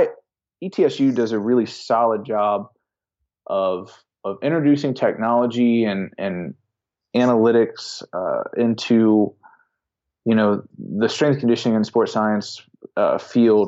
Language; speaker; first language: English; native; English